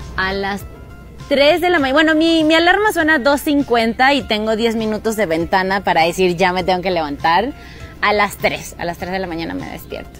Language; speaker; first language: Spanish; native; Spanish